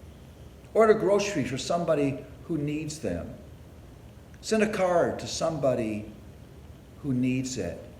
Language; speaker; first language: English; native; English